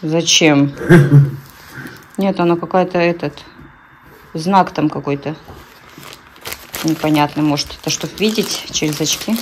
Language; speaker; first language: Russian; native; Russian